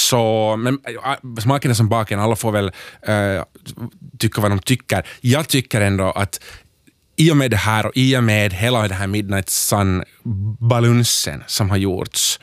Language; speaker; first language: Swedish; native; Swedish